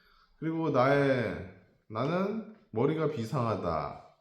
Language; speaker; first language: Korean; native; Korean